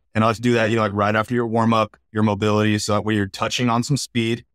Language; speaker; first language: English; native; English